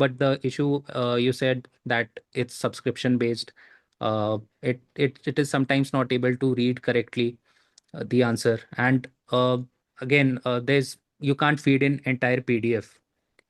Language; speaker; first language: English; non-native, local second language; Hindi